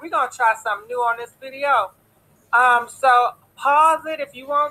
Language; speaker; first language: English; native; English